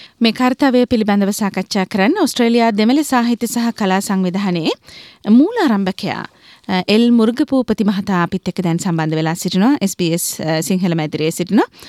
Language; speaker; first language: Sinhala; native; Sinhala